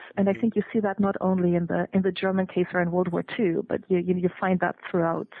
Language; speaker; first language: English; non-native, fluent; German